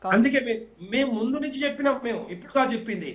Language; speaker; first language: Telugu; native; Telugu